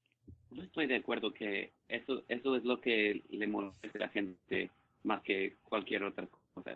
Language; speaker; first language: Spanish; non-native, fluent; English